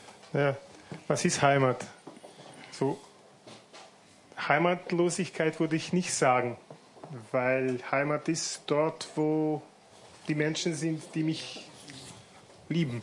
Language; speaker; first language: German; non-native, fluent; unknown